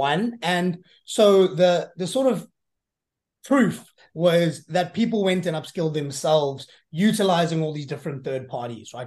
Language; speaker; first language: English; native; English